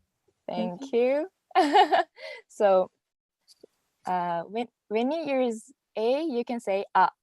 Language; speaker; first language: English; non-native, learner; Japanese